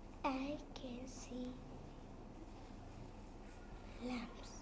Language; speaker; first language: English; non-native, learner; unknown